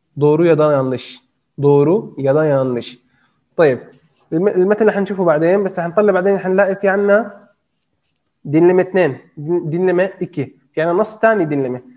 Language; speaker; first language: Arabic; native; Arabic